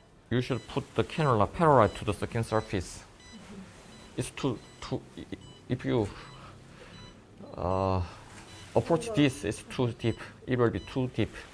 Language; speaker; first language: English; non-native, fluent; Korean